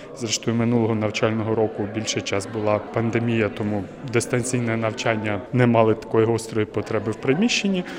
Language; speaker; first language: Ukrainian; native; Ukrainian